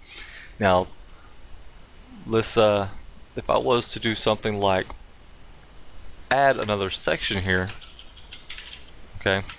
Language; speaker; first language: English; native; English